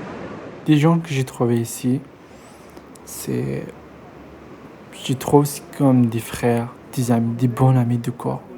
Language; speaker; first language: French; non-native, learner; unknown